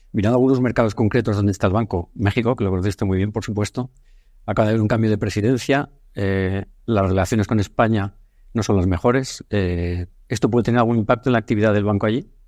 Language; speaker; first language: Spanish; native; Spanish